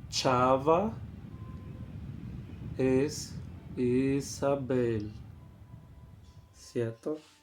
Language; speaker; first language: Spanish; non-native, fluent; Portuguese